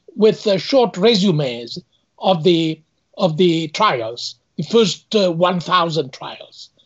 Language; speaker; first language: English; non-native, fluent; Italian